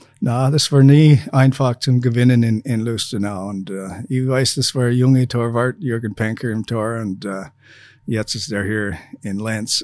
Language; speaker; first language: German; non-native, fluent; English